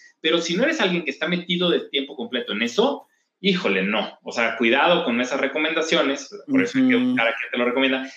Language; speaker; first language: Spanish; native; Spanish